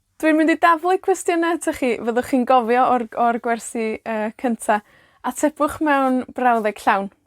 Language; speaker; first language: Welsh; native; Welsh